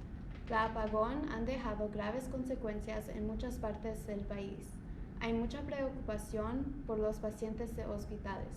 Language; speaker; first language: Spanish; non-native, learner; English